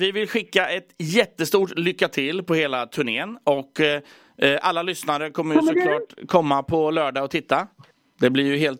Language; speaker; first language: Swedish; native; Swedish